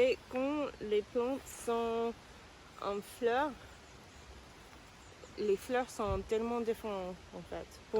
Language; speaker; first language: French; non-native, learner; English